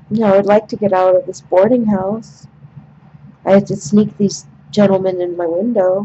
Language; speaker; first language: English; native; English